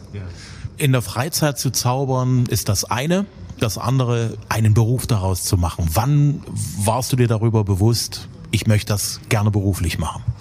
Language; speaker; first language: German; native; German